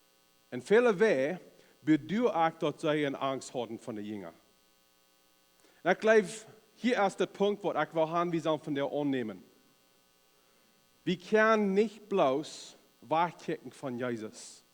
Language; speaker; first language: German; non-native, learner; Plautdietsch